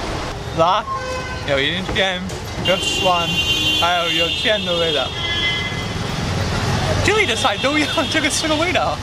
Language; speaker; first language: Chinese; non-native, learner; English